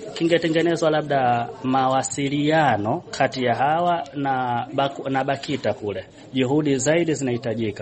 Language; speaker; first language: Swahili; native; Swahili